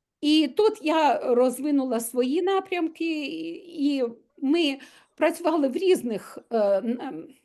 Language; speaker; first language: Ukrainian; non-native, local second language; Russian